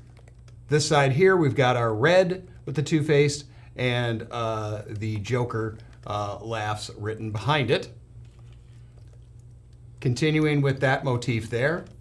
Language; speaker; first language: English; native; English